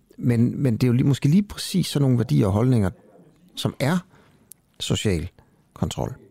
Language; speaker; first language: Danish; native; Danish